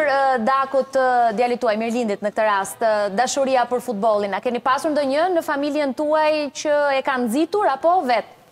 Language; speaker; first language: Albanian; native; Albanian